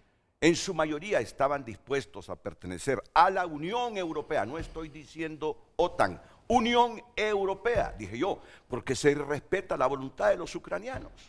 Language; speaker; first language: Spanish; native; Spanish